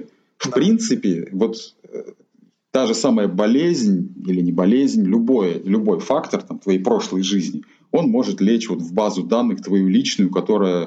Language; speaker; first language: Russian; native; Russian